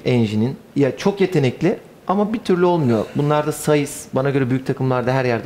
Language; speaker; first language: Turkish; native; Turkish